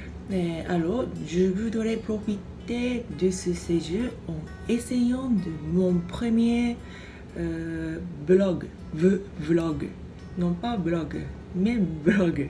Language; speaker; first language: French; non-native, fluent; Japanese